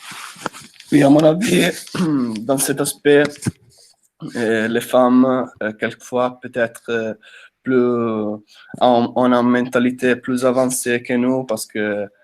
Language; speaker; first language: French; non-native, fluent; Italian